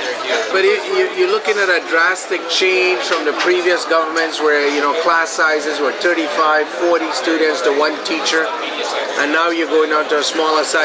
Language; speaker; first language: English; native; English